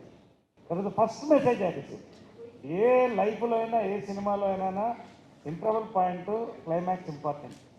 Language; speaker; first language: Telugu; native; Telugu